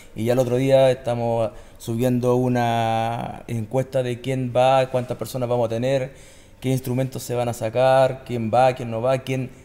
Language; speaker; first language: Spanish; native; Spanish